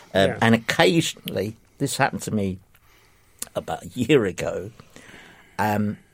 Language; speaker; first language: English; native; English